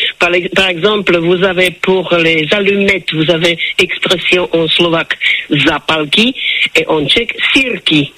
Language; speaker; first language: French; non-native, fluent; Czech